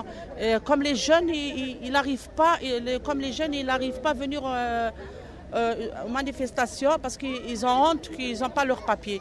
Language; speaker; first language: French; non-native, local second language; Arabic